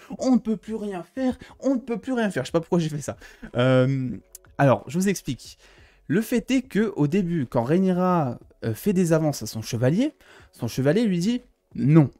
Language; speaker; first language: French; native; French